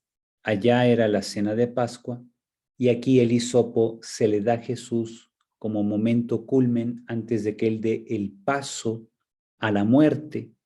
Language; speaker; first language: Spanish; native; Spanish